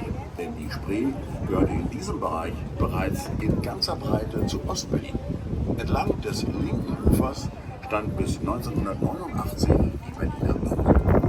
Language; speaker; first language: German; native; German